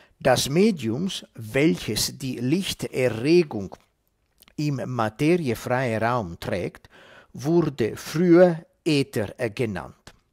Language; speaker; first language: German; non-native, fluent; Italian